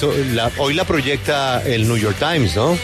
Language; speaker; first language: Spanish; native; Spanish